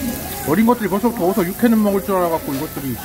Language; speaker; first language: Korean; native; Korean